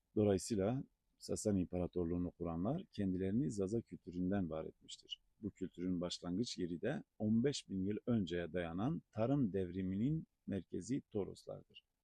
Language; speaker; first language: Turkish; non-native, local second language; Zaza